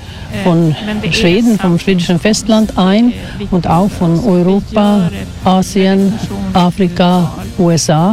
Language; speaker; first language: German; non-native, fluent; Swedish